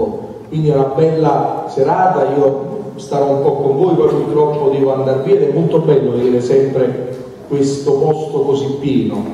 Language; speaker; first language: Italian; native; Italian